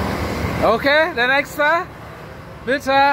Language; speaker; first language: German; non-native, fluent; Indonesian